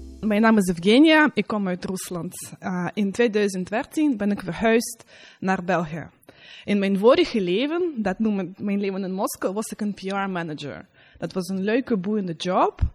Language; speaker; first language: Dutch; non-native, learner; Russian